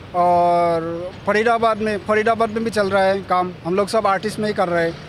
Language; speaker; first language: Hindi; non-native, local second language; Assamese